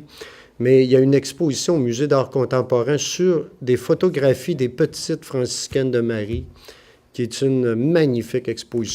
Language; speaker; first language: French; native; French